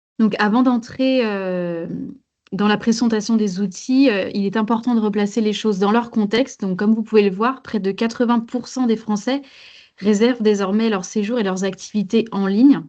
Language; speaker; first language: French; native; French